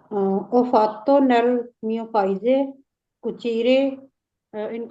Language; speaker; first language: Italian; non-native, learner; Punjabi